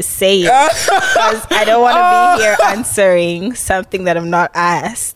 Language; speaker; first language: English; non-native, local second language; Swahili